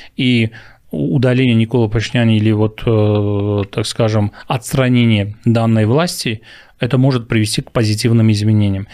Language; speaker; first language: Russian; non-native, local second language; Armenian